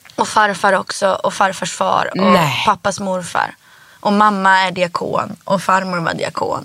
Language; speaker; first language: Swedish; native; Swedish